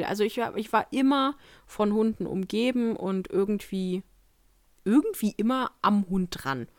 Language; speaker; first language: German; native; German